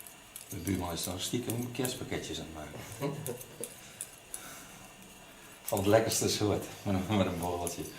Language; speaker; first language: Dutch; native; Dutch